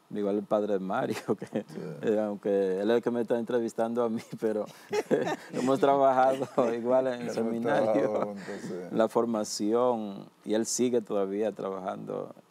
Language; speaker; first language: Spanish; native; Spanish